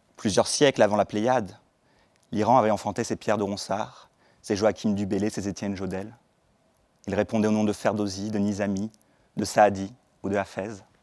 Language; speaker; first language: French; native; French